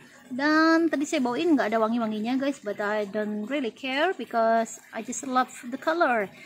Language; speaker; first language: English; non-native, fluent; Indonesian